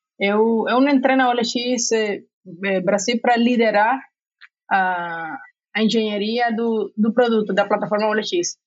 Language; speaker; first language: Portuguese; non-native, fluent; Spanish